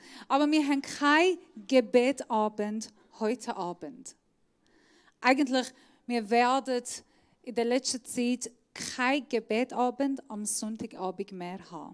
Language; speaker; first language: German; non-native, fluent; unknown